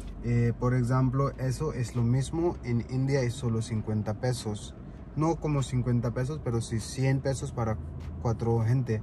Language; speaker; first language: Spanish; non-native, learner; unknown